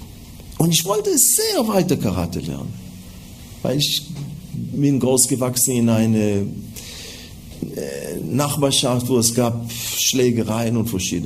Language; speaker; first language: German; non-native, fluent; Hebrew